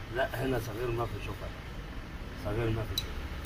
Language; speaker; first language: Arabic; non-native, learner; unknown